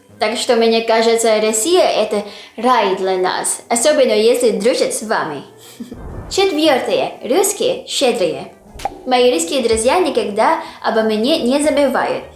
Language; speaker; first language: Russian; non-native, fluent; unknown